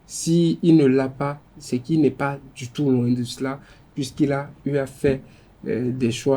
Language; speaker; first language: French; non-native, local second language; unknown